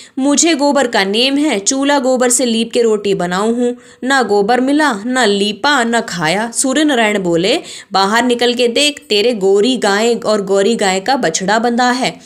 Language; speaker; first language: Hindi; native; Hindi